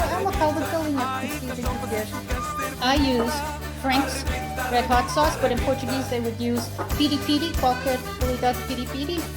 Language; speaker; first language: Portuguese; early bilingual, heritage; Portuguese